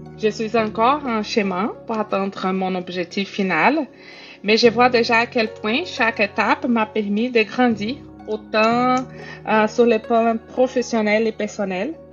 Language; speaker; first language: French; non-native, fluent; Portuguese